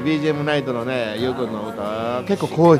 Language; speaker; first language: Japanese; native; Japanese